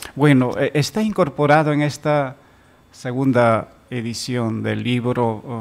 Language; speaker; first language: Spanish; non-native, local second language; Quechua